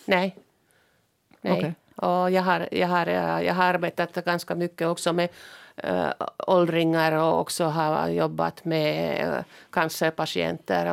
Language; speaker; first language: Swedish; non-native, local second language; Finnish